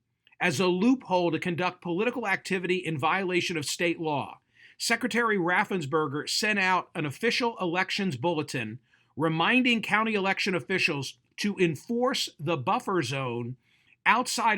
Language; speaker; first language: English; native; English